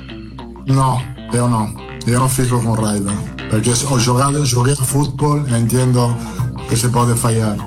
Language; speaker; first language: Portuguese; non-native, fluent; Italian